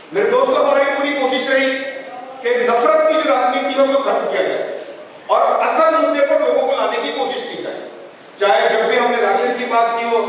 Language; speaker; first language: Hindi; non-native, local second language; Urdu